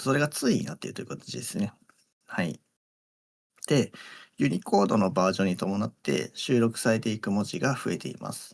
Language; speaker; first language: Japanese; native; Japanese